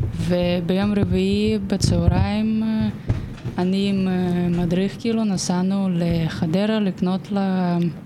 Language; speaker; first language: Hebrew; non-native, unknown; Ukrainian